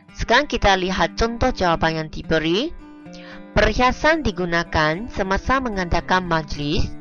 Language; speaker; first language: Malay; non-native, local second language; Chinese